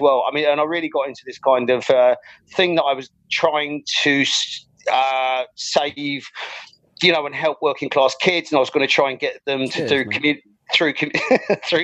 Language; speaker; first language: English; native; English